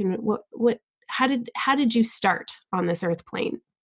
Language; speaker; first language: English; native; English